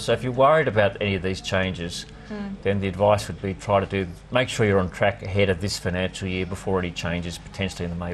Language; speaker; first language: English; native; English